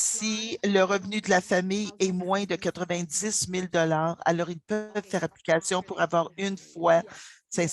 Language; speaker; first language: French; non-native, fluent; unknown